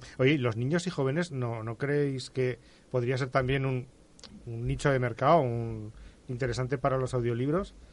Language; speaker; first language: Spanish; native; Spanish